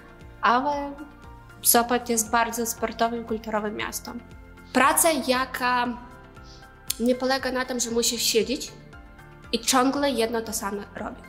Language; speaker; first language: Polish; non-native, learner; Ukrainian